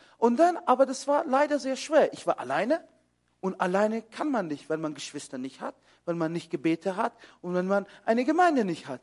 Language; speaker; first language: German; early bilingual, other home language; Kurdish